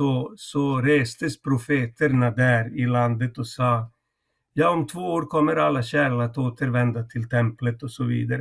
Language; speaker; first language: Swedish; non-native, fluent; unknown